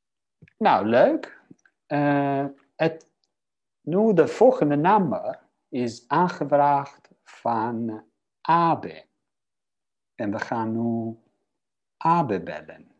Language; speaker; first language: Dutch; non-native, fluent; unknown